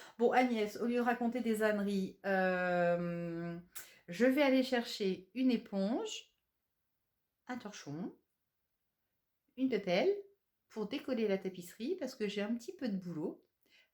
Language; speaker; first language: French; native; French